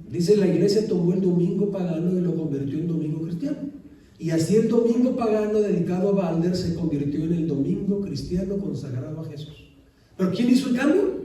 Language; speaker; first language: Spanish; native; Spanish